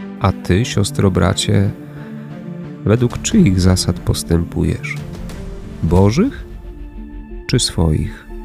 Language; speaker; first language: Polish; native; Polish